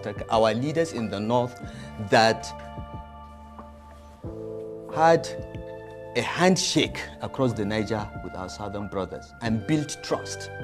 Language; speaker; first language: English; non-native, local second language; Hausa